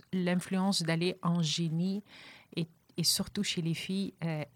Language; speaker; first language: French; non-native, local second language; Arabic